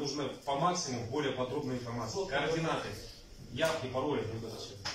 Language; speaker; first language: Russian; native; Russian